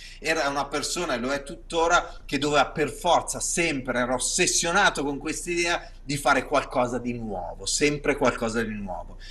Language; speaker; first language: Italian; native; Italian